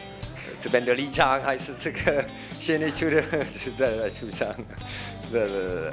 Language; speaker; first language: Chinese; non-native, fluent; Czech